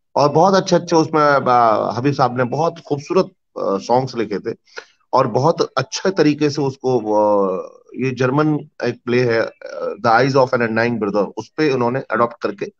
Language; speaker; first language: Hindi; native; Hindi